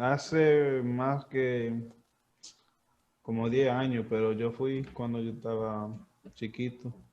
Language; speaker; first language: Spanish; early bilingual, heritage; Spanish